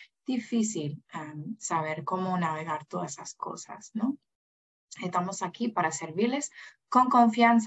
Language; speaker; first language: Spanish; non-native, fluent; English